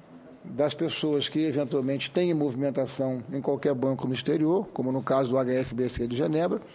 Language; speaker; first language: Portuguese; native; Portuguese